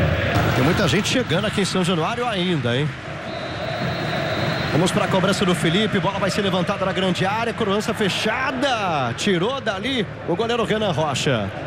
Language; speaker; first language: Portuguese; native; Portuguese